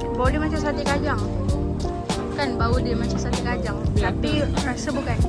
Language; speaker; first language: Malay; native; Malay